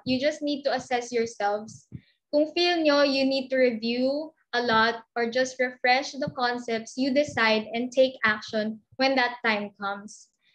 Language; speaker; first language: English; non-native, local second language; Filipino